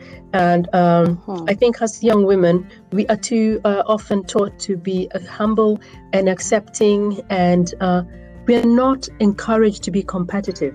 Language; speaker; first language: English; non-native, local second language; Acoli